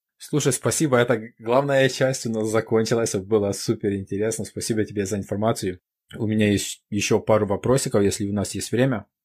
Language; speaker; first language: Russian; non-native, local second language; Ukrainian